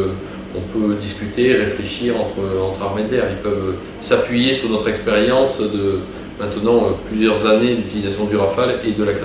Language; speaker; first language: French; native; French